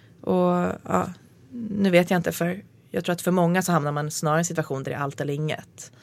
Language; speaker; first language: Swedish; native; Swedish